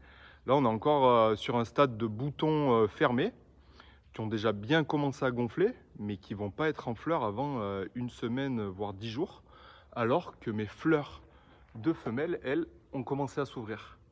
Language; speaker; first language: French; native; French